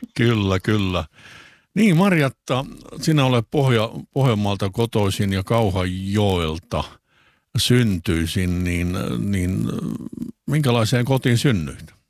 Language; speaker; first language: Finnish; native; Finnish